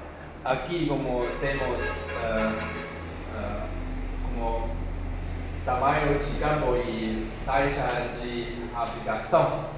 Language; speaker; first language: Portuguese; non-native, fluent; Chinese